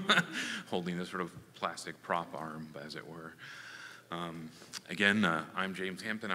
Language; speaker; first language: English; native; English